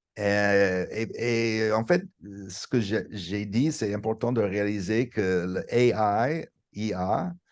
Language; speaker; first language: French; non-native, fluent; English